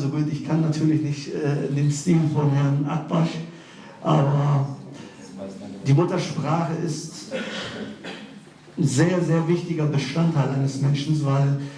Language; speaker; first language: German; early bilingual, other home language; Kurdish